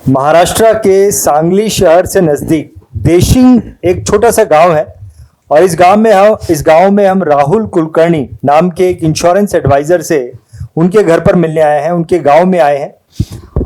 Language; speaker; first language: Hindi; non-native, local second language; Marathi